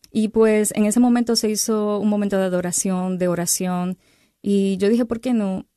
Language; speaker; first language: Spanish; native; Spanish